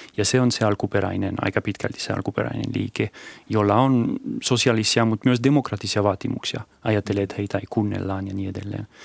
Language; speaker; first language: Finnish; non-native, fluent; French